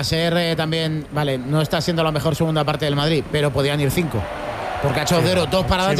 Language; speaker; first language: Spanish; native; Spanish